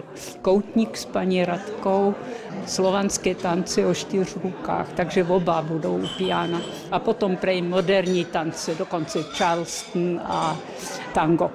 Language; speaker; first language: Czech; early bilingual, other home language; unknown